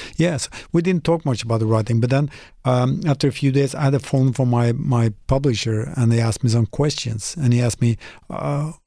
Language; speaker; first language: English; non-native, fluent; Norwegian